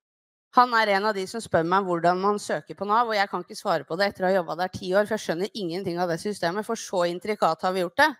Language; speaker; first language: Norwegian; native; Norwegian